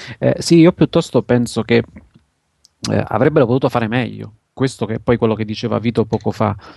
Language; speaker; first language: Italian; native; Italian